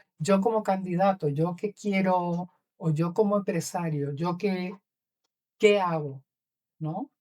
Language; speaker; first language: Spanish; native; Spanish